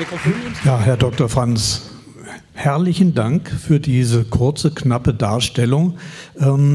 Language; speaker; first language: German; native; German